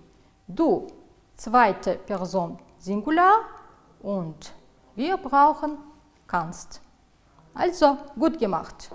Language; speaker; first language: German; non-native, fluent; Uzbek